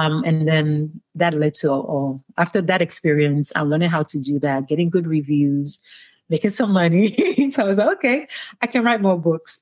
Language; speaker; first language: English; non-native, local second language; Yoruba